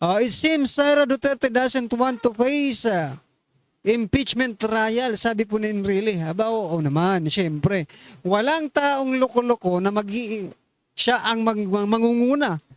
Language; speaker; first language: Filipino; non-native, local second language; Waray